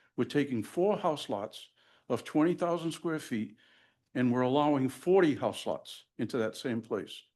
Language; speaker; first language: English; native; English